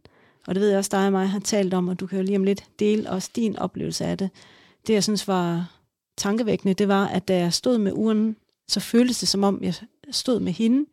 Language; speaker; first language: Danish; native; Danish